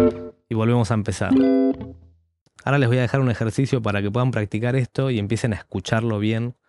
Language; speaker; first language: Spanish; native; Spanish